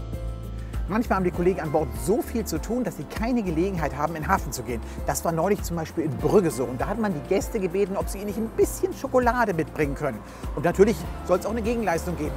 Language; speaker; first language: German; native; German